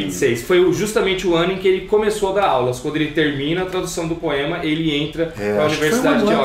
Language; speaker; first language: Portuguese; native; Portuguese